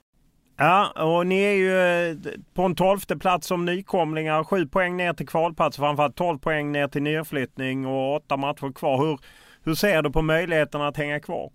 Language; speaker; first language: Swedish; native; Swedish